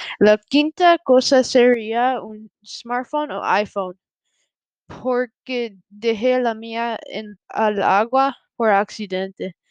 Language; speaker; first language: Spanish; non-native, learner; English